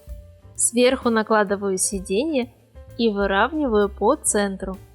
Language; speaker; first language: Russian; native; Russian